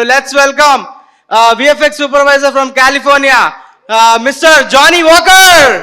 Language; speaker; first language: Telugu; native; Telugu